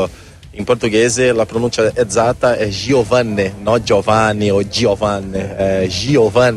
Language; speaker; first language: Italian; non-native, learner; Portuguese